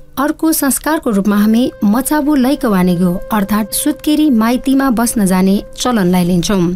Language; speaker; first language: Nepali; non-native, local second language; Newari